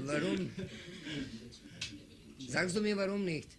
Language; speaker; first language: German; non-native, fluent; Macedonian